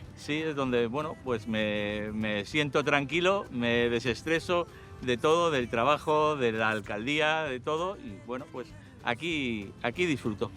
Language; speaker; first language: Spanish; native; Spanish